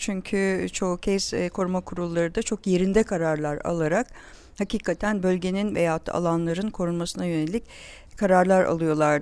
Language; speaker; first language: Turkish; native; Turkish